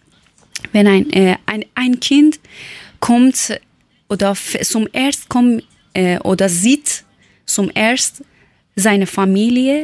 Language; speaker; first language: German; non-native, learner; Persian